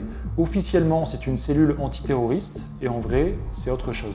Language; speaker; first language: French; native; French